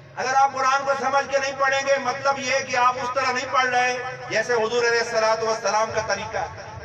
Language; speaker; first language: Urdu; non-native, local second language; Punjabi